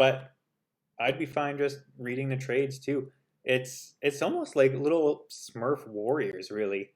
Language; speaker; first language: English; native; English